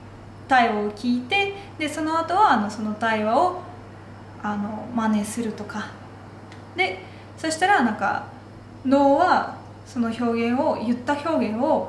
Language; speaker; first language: Japanese; non-native, fluent; Russian